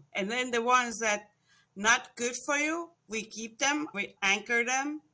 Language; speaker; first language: English; non-native, fluent; Estonian